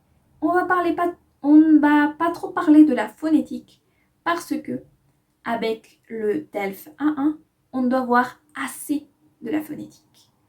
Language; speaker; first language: French; non-native, fluent; Spanish